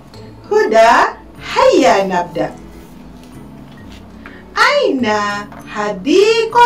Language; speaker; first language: Arabic; non-native, fluent; Malay